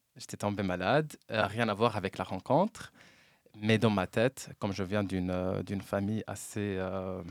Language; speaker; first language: French; non-native, local second language; Arabic